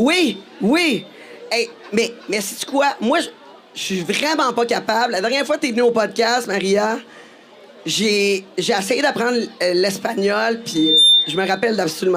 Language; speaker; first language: French; native; French